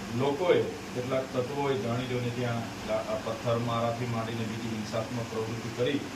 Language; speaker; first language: Gujarati; non-native, local second language; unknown